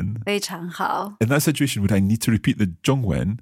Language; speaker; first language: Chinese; non-native, learner; English